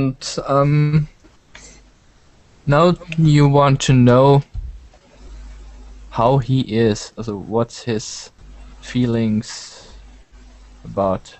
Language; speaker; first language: English; non-native, learner; German